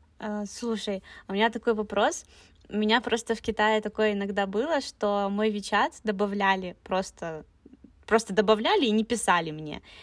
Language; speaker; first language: Russian; native; Russian